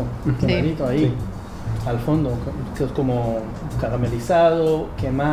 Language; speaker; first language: Spanish; non-native, fluent; Hebrew